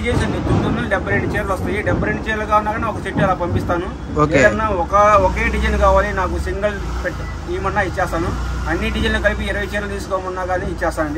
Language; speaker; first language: Telugu; native; Telugu